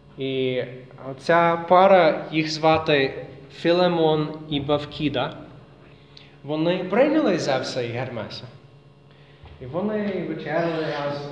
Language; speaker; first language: Ukrainian; non-native, fluent; English